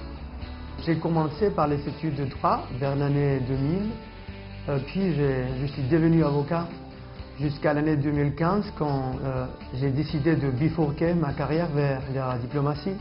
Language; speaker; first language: French; non-native, fluent; Spanish